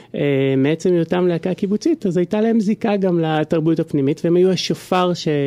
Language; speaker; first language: Hebrew; native; Hebrew